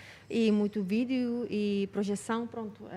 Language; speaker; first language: Portuguese; non-native, fluent; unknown